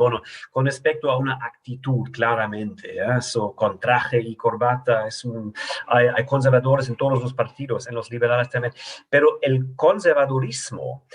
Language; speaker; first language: Spanish; non-native, fluent; German